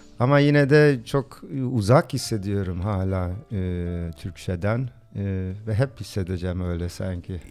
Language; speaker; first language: Turkish; early bilingual, other home language; English